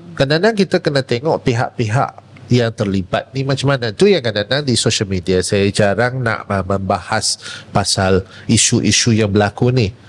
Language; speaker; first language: Malay; non-native, local second language; Chinese